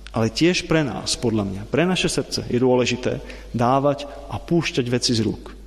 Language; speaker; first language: Slovak; non-native, fluent; Czech